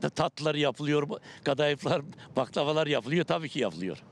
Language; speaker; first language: Turkish; native; Turkish